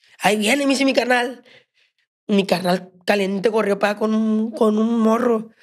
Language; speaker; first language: Spanish; native; Spanish